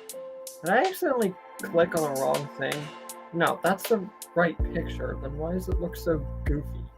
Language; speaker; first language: English; native; English